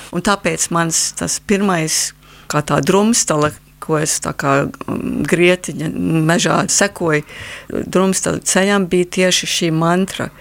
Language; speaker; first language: Latvian; early bilingual, heritage; Latvian